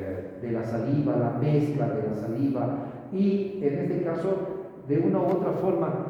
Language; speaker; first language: Spanish; native; Spanish